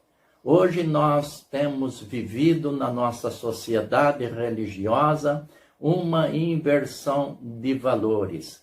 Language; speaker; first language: Portuguese; native; Portuguese